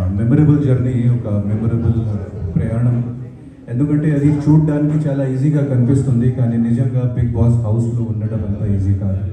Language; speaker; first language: Telugu; non-native, fluent; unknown